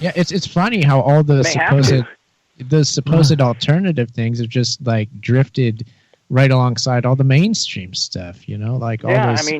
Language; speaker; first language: English; native; English